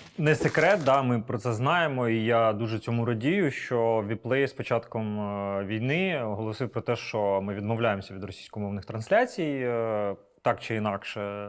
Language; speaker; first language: Ukrainian; native; Ukrainian